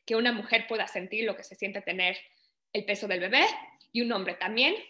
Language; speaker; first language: Spanish; early bilingual, other home language; English